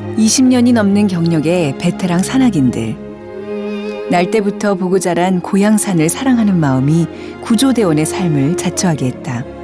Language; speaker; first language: Korean; native; Korean